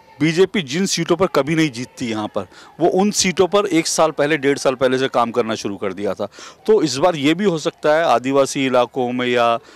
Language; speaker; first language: Hindi; native; Hindi